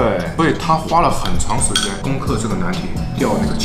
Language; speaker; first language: Chinese; native; Chinese